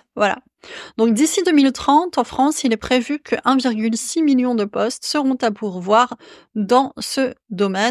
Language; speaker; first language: French; native; French